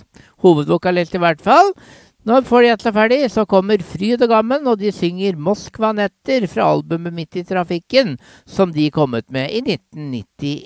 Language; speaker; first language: Norwegian; native; Norwegian